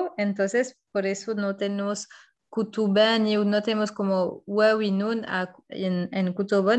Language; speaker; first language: Spanish; non-native, fluent; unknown